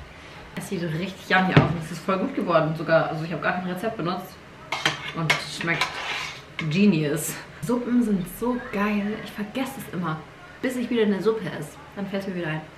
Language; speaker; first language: German; native; German